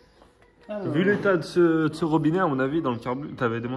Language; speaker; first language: French; native; French